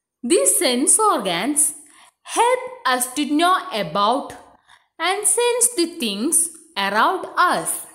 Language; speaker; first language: English; non-native, local second language; Malayalam